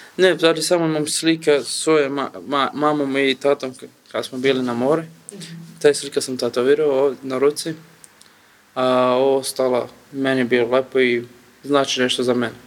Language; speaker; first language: Serbian; non-native, learner; Kurdish